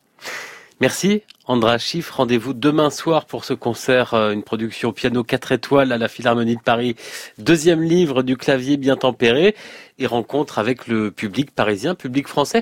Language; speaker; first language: French; native; French